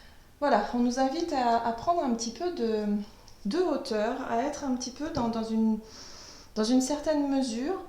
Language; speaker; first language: French; native; French